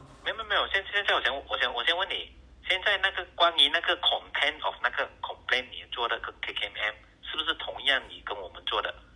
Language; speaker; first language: Chinese; native; Chinese